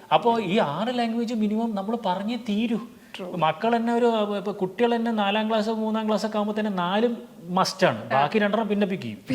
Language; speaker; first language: Malayalam; non-native, local second language; Tulu